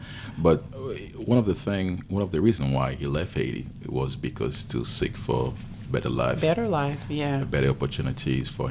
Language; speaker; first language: English; non-native, fluent; Haitian Creole